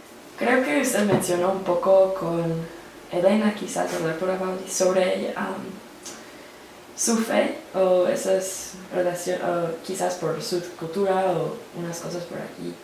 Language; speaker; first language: Spanish; non-native, learner; English